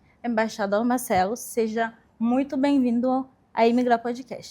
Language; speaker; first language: Portuguese; non-native, fluent; Haitian Creole